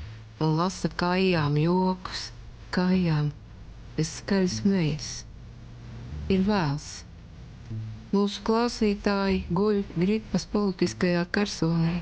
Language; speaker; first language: Latvian; native; Latvian